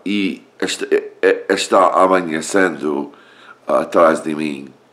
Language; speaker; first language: Portuguese; non-native, learner; English